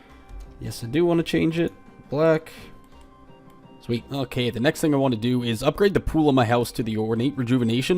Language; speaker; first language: English; native; English